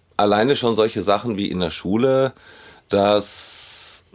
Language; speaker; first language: German; native; German